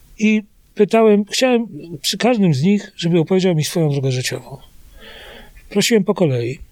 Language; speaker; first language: Polish; native; Polish